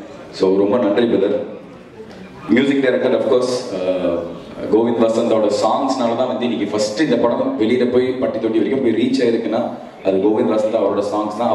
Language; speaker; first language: Tamil; native; Tamil